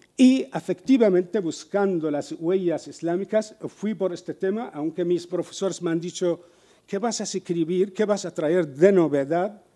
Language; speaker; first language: Spanish; non-native, fluent; Arabic